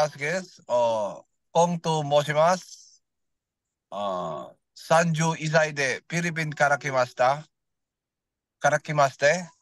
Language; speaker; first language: Japanese; non-native, learner; Filipino